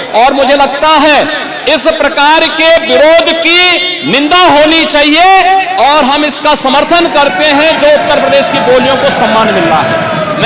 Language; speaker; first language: Hindi; native; Hindi